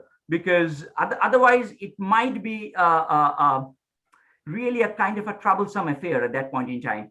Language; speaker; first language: English; non-native, local second language; Bangla